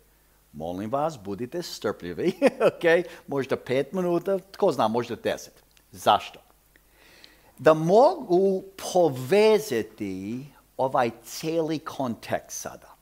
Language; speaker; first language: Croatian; early bilingual, heritage; Croatian